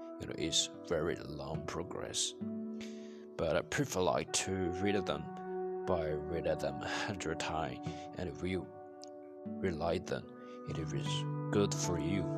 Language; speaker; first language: English; non-native, learner; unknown